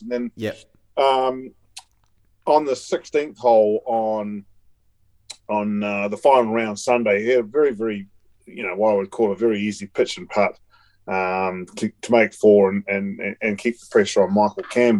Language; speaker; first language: English; native; English